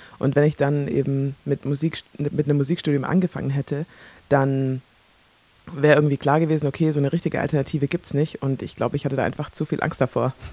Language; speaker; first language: German; early bilingual, other home language; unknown